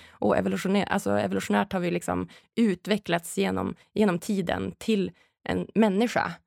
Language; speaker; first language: Swedish; native; Swedish